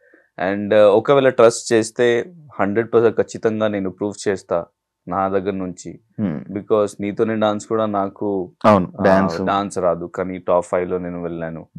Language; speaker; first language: Telugu; non-native, local second language; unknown